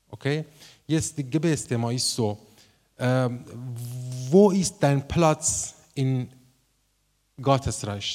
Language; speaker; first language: German; non-native, learner; Persian